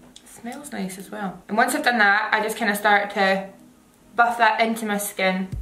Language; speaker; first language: English; native; English